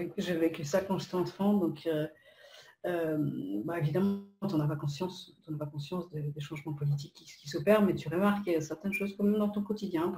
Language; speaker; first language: French; non-native, fluent; Polish